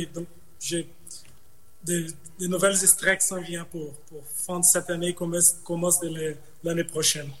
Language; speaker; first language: French; non-native, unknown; Portuguese